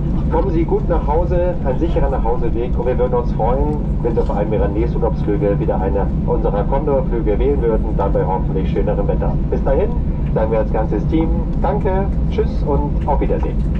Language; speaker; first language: German; native; German